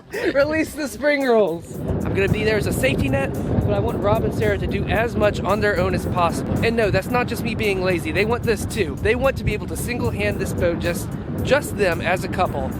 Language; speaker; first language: English; native; English